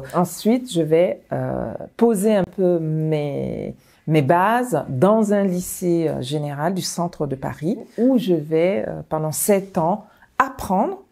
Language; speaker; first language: French; early bilingual, other home language; Bambara